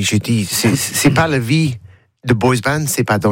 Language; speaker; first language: French; non-native, learner; English